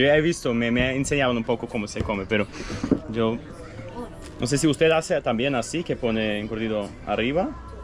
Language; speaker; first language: Spanish; non-native, fluent; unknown